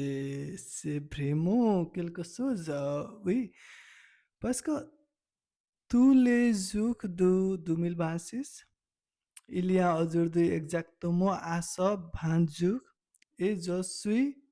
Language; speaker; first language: French; non-native, learner; Nepali